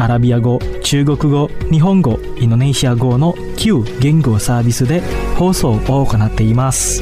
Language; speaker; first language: Japanese; non-native, fluent; Indonesian